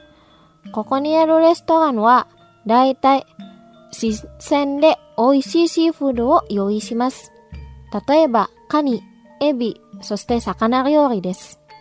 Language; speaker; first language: Japanese; non-native, fluent; Indonesian